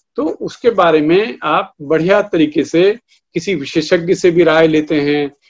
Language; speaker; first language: Hindi; native; Hindi